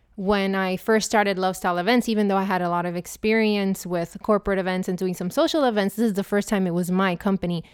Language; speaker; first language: English; non-native, fluent; Spanish